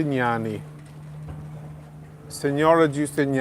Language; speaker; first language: Italian; non-native, fluent; English